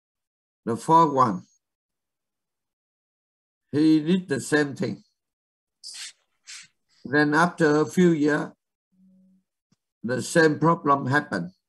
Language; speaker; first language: English; non-native, learner; Vietnamese